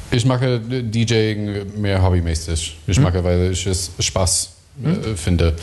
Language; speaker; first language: German; non-native, learner; English